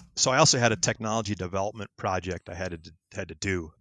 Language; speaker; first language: English; native; English